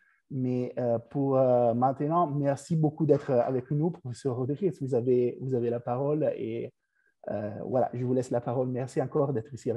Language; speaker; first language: French; non-native, fluent; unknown